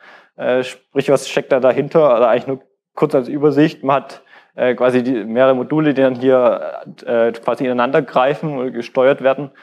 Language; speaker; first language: German; native; German